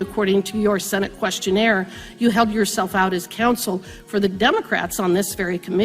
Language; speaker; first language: English; native; English